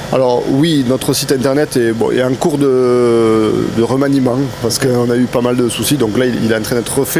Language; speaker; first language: French; native; French